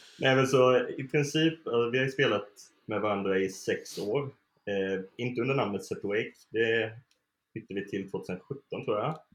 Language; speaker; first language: Swedish; native; Swedish